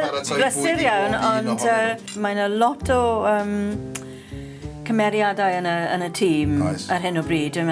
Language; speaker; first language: Welsh; non-native, learner; English